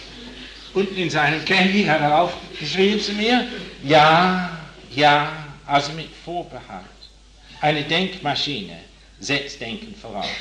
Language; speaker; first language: German; non-native, fluent; English